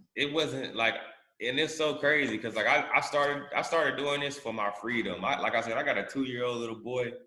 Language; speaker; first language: English; native; English